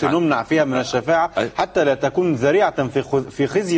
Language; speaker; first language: Arabic; native; Arabic